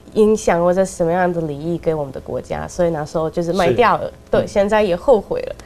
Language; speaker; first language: Chinese; non-native, fluent; Russian